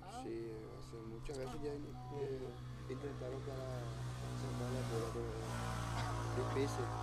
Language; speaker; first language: Spanish; non-native, local second language; Guarani